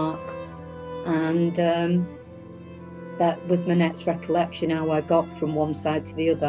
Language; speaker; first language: English; native; English